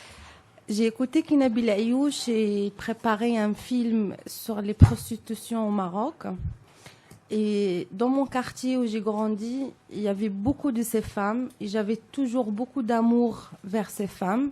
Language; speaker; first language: French; non-native, local second language; Arabic